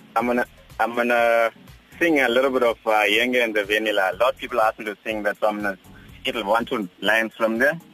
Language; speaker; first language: English; non-native, local second language; Zulu